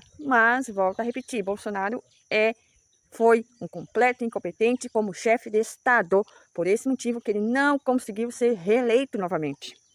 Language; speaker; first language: Portuguese; native; Portuguese